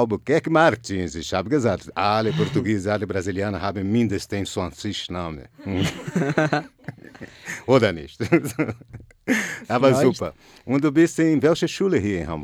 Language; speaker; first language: German; non-native, learner; Portuguese